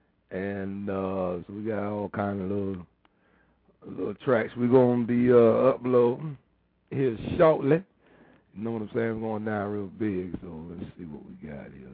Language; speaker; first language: English; native; English